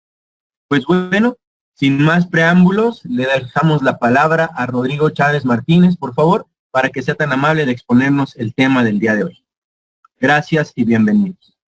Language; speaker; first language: Spanish; native; Spanish